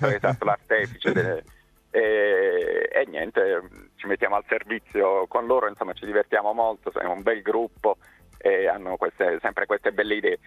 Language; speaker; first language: Italian; native; Italian